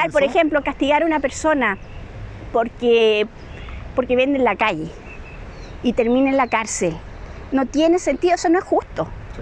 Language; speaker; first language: Spanish; native; Spanish